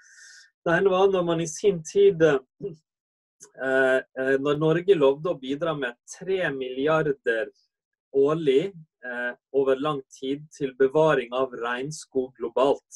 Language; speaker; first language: Norwegian; native; Norwegian